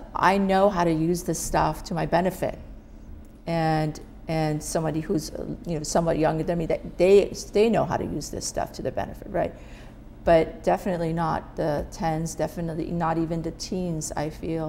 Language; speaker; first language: English; non-native, fluent; Persian